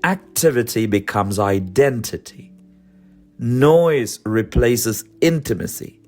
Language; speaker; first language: English; non-native, local second language; Malayalam